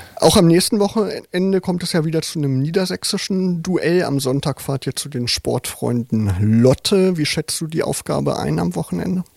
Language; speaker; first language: German; native; German